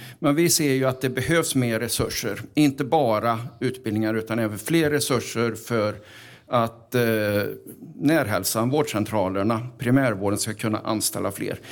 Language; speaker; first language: Swedish; native; Swedish